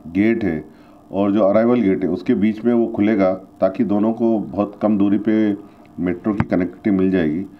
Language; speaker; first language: Hindi; native; Hindi